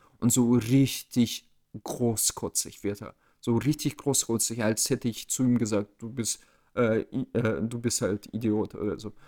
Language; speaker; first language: German; early bilingual, other home language; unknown